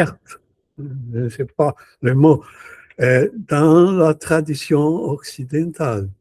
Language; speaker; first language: French; non-native, learner; Portuguese